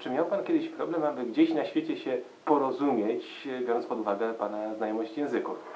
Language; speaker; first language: Polish; native; Polish